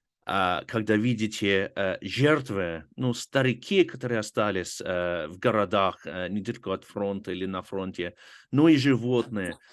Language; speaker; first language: Russian; non-native, fluent; English